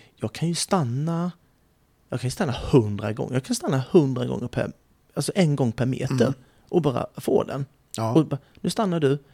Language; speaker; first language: Swedish; native; Swedish